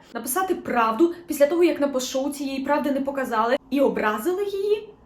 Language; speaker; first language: Ukrainian; non-native, local second language; Russian